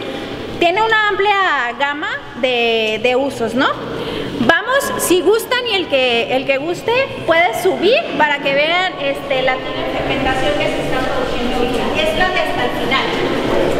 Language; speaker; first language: Spanish; native; Spanish